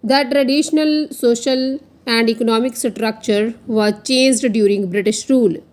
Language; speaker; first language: English; non-native, local second language; Punjabi